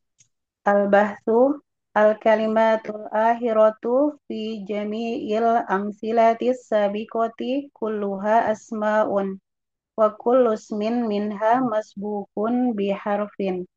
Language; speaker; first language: Arabic; non-native, learner; Indonesian